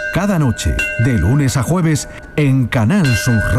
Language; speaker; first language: Spanish; native; Spanish